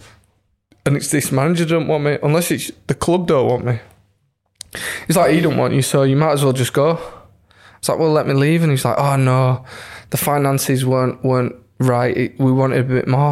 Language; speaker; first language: English; native; English